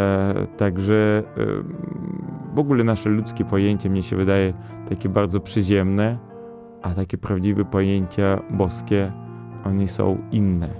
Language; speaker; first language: Polish; non-native, fluent; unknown